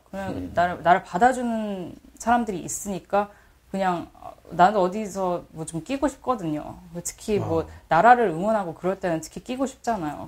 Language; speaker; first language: Korean; early bilingual, heritage; Korean